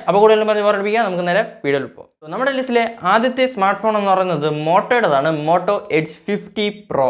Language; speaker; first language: Malayalam; native; Malayalam